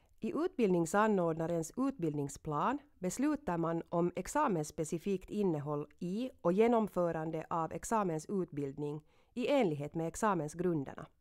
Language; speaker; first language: Swedish; native; Swedish